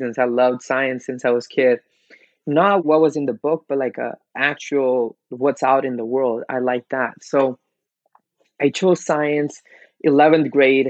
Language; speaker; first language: English; non-native, local second language; Gujarati